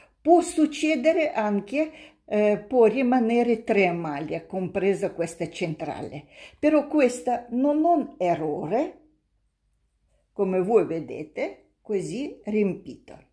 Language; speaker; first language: Italian; non-native, learner; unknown